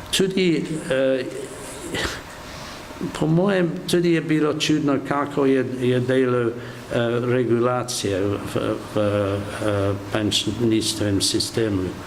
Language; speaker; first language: Slovenian; non-native, learner; English